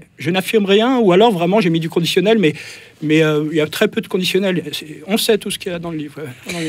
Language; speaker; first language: French; native; French